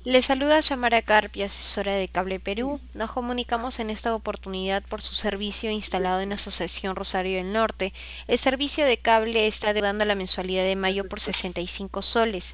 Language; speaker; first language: Spanish; native; Spanish